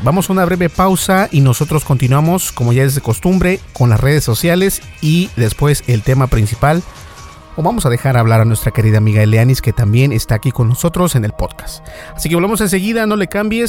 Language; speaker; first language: Spanish; native; Spanish